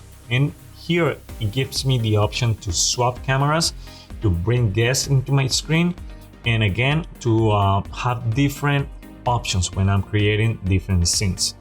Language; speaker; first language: English; non-native, fluent; Spanish